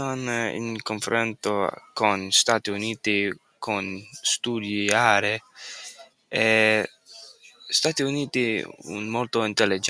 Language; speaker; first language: Italian; non-native, learner; English